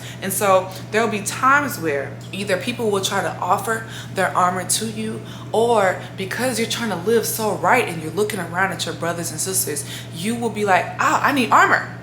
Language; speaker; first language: English; native; English